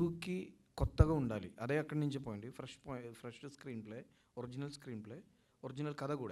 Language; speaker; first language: Telugu; non-native, fluent; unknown